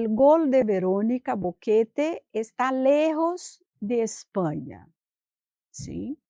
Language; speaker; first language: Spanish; non-native, fluent; Portuguese